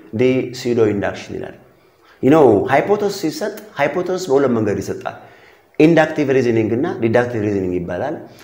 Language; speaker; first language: English; non-native, local second language; Amharic